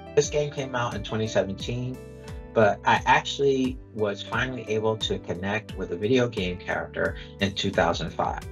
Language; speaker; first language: English; native; English